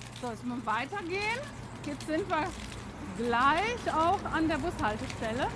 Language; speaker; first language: German; native; German